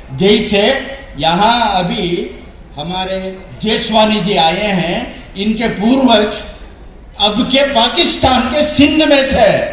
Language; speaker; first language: Hindi; non-native, local second language; Konkani